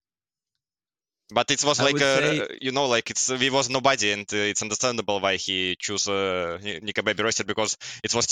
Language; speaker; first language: English; non-native, learner; Russian